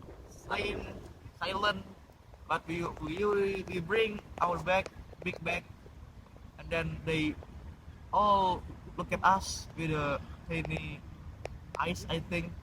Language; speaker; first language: English; non-native, learner; Indonesian